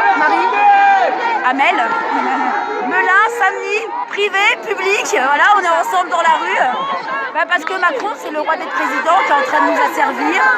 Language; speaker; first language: French; native; French